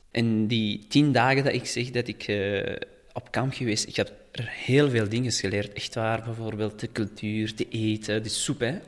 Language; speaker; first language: Dutch; non-native, learner; Persian